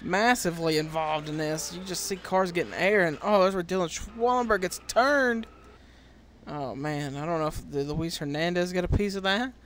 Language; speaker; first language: English; native; English